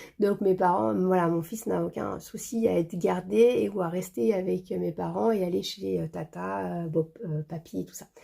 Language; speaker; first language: French; early bilingual, other home language; Portuguese